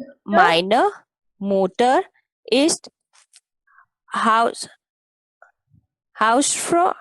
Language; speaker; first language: German; non-native, learner; Hindi